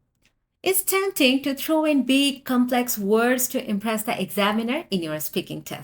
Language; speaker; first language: English; non-native, fluent; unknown